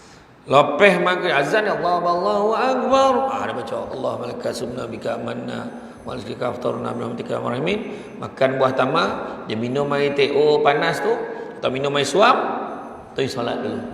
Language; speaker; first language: Malay; native; Malay